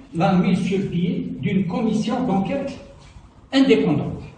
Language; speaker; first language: French; non-native, local second language; Arabic